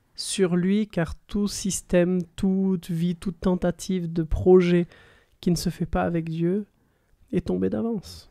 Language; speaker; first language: French; native; French